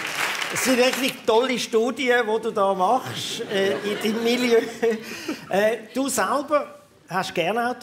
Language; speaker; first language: German; native; German